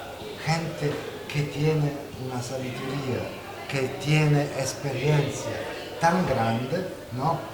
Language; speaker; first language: Spanish; non-native, fluent; Italian